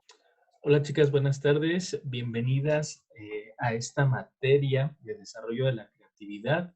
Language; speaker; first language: Spanish; native; Spanish